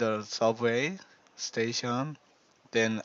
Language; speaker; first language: English; non-native, learner; Korean